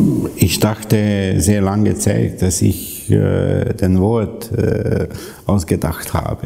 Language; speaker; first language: German; non-native, fluent; Hungarian